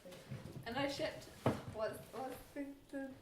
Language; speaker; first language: English; native; English